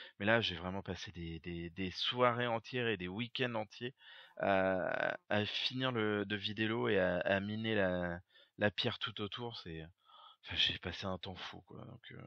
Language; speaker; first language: French; native; French